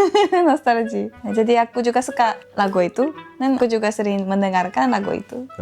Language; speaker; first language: Indonesian; non-native, fluent; Japanese